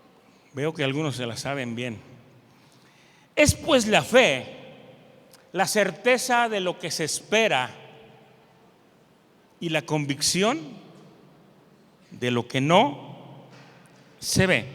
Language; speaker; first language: Spanish; native; Spanish